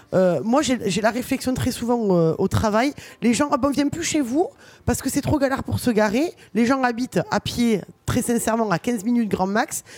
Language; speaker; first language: French; native; French